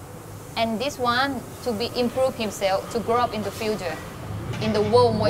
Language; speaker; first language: English; non-native, fluent; Thai